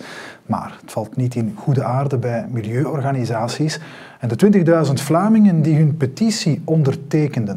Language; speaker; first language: Dutch; native; Dutch